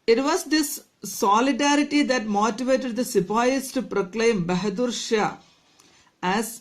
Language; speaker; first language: English; non-native, local second language; Malayalam